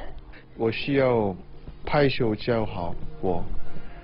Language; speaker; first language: Chinese; non-native, learner; Korean